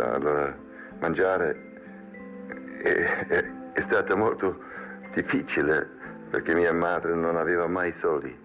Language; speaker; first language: Italian; non-native, learner; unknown